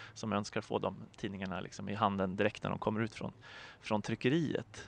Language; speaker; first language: Swedish; native; Swedish